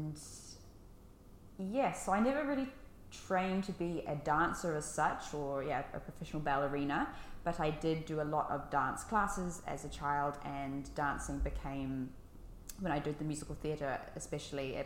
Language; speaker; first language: English; native; English